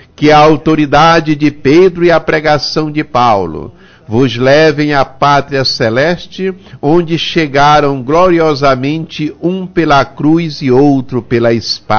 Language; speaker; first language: Portuguese; native; Portuguese